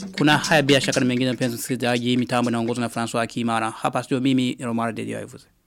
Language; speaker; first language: Swahili; non-native, local second language; Rundi